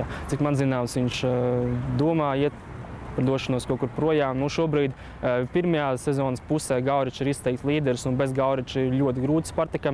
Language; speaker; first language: Latvian; native; Latvian